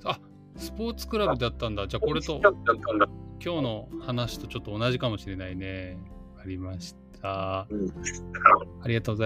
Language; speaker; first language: Japanese; native; Japanese